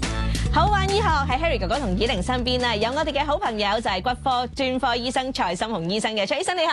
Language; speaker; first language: Cantonese; native; Cantonese